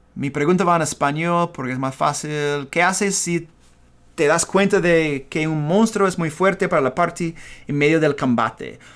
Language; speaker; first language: Spanish; non-native, fluent; English